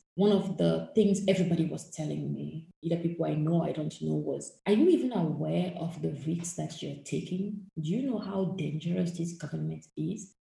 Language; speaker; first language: English; non-native, fluent; French